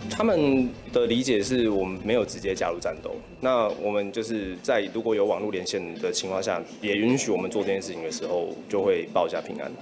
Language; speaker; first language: Chinese; native; Chinese